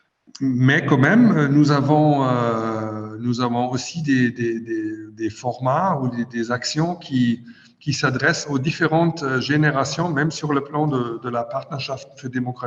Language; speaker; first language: French; non-native, fluent; German